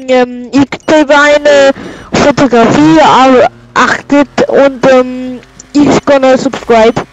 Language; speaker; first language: German; non-native, learner; Danish